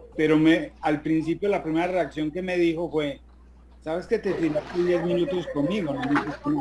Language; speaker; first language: Spanish; native; Spanish